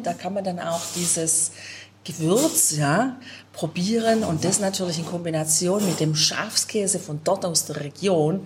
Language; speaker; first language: German; native; German